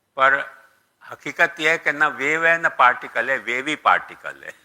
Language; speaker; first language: Hindi; non-native, local second language; Gujarati